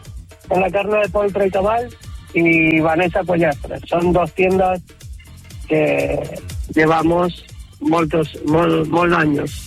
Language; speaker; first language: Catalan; non-native, local second language; Spanish